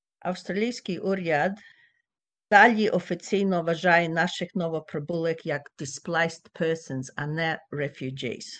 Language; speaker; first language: Ukrainian; early bilingual, heritage; Ukrainian